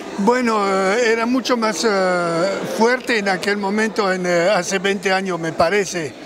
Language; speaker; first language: Spanish; non-native, fluent; French